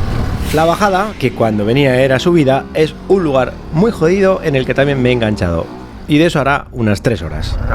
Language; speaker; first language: Spanish; native; Spanish